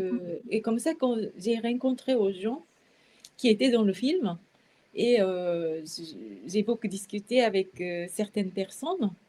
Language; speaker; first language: French; non-native, fluent; Japanese